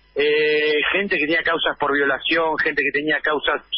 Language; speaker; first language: Spanish; native; Spanish